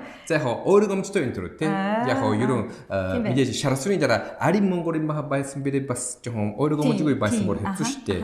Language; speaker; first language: Mongolian; non-native, fluent; Japanese